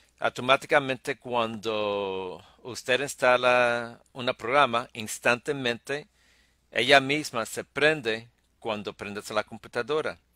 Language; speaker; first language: Spanish; early bilingual, heritage; Spanish